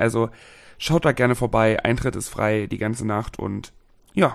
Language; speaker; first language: German; native; German